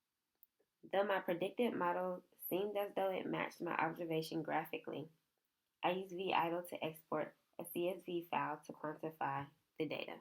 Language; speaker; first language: English; native; English